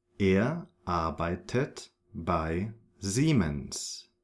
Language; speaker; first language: German; non-native, fluent; English